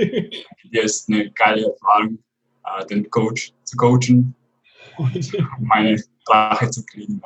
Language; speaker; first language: German; non-native, fluent; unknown